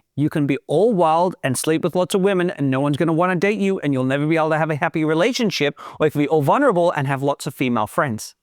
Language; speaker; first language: English; native; English